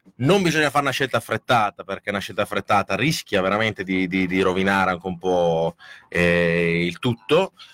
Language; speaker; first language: Italian; native; Italian